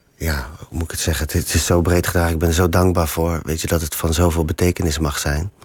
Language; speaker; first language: Dutch; native; Dutch